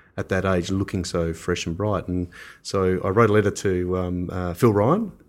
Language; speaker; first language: English; native; English